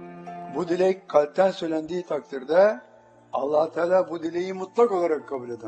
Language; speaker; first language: Turkish; native; Turkish